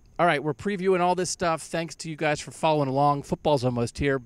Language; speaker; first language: English; native; English